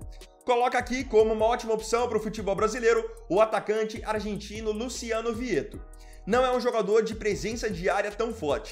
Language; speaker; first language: Portuguese; native; Portuguese